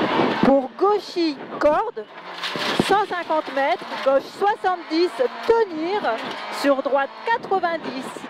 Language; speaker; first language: French; native; French